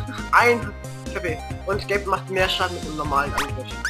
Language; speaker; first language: German; native; German